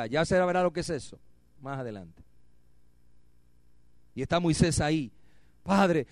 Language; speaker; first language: Spanish; native; Spanish